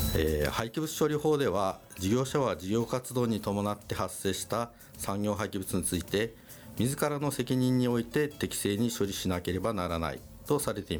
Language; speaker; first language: Japanese; native; Japanese